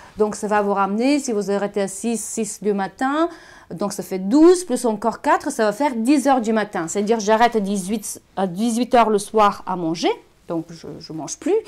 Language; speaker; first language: French; non-native, fluent; Bulgarian